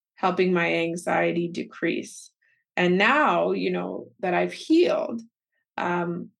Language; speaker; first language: English; native; English